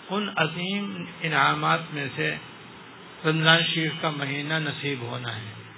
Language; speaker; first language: Urdu; native; Urdu